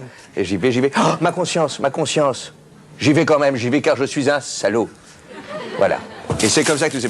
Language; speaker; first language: French; native; French